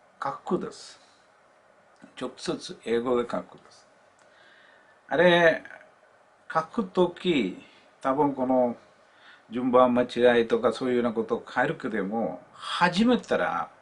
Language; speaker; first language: Japanese; non-native, learner; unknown